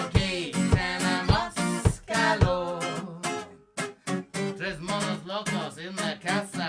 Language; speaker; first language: Spanish; non-native, learner; English